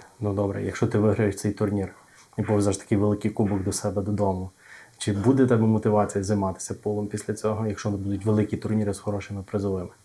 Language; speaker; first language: Ukrainian; native; Ukrainian